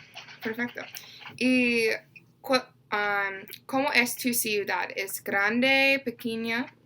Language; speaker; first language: Spanish; non-native, learner; English